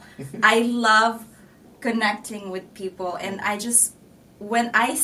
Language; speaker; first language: English; non-native, local second language; Filipino